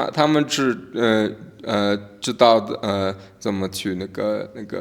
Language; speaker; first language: Chinese; non-native, learner; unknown